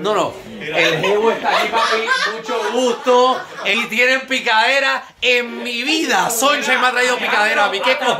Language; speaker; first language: Spanish; native; Spanish